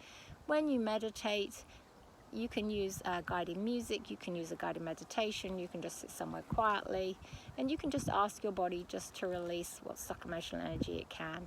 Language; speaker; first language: English; native; English